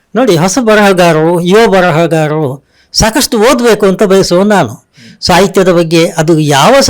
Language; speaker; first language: Kannada; non-native, local second language; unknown